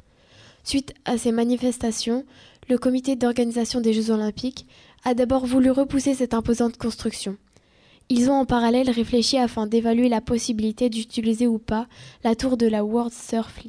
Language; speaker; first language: French; native; French